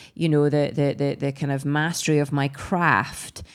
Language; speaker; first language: English; native; English